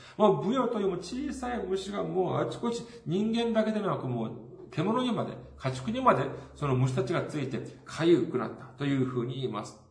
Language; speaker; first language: Japanese; non-native, fluent; Korean